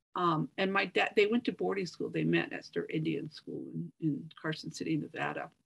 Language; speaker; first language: English; native; English